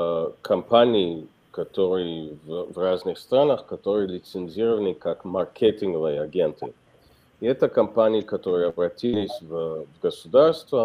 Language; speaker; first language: Russian; non-native, fluent; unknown